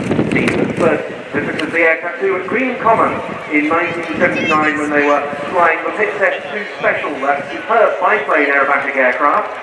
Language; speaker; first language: English; native; English